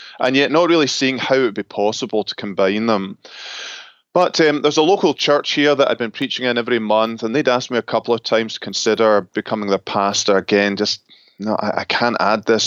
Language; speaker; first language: English; native; English